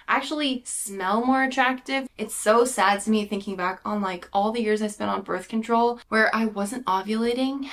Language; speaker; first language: English; native; English